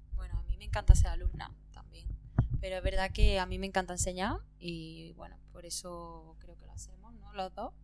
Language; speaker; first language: Spanish; native; Spanish